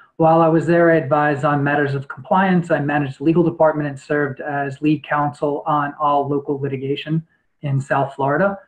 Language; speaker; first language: English; native; English